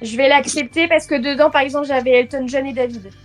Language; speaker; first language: French; native; French